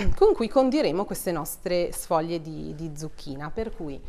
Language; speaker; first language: Italian; native; Italian